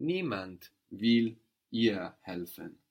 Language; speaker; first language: German; non-native, fluent; English